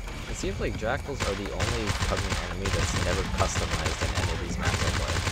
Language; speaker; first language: English; native; English